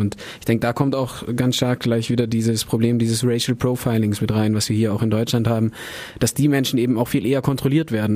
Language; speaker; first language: German; native; German